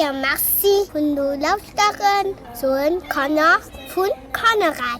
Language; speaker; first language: German; non-native, local second language; Luxembourgish